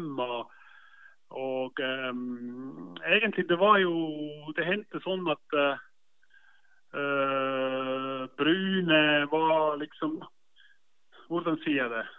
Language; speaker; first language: Norwegian; non-native, fluent; Estonian